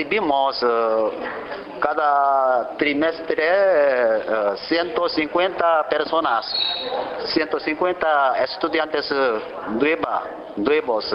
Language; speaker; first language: Spanish; non-native, learner; Korean